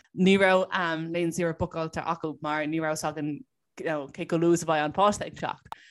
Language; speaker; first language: Irish; non-native, local second language; English